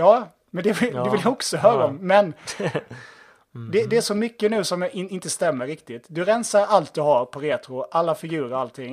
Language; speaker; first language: Swedish; native; Swedish